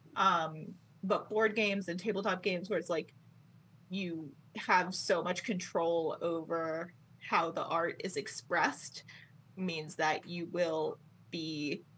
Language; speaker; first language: English; native; English